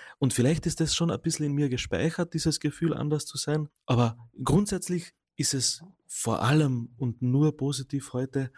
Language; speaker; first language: German; non-native, local second language; Slovenian